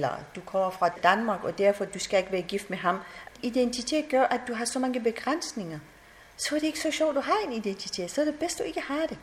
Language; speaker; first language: Danish; non-native, fluent; Persian